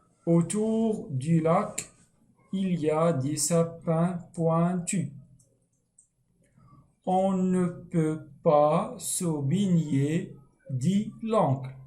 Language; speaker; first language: French; non-native, local second language; Arabic